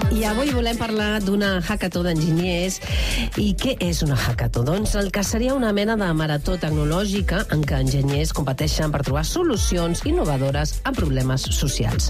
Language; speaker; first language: Catalan; native; Catalan